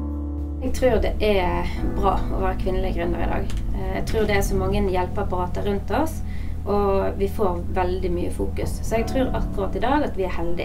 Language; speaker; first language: Norwegian; native; Norwegian